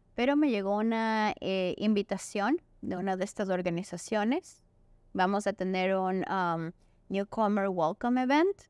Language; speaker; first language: Spanish; native; Spanish